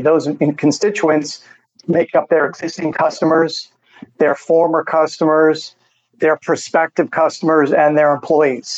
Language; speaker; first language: English; native; English